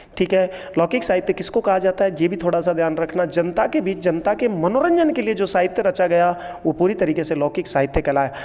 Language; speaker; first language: Hindi; native; Hindi